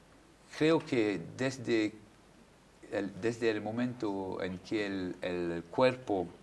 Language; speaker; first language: Spanish; non-native, fluent; French